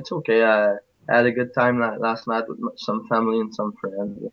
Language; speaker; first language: English; non-native, fluent; French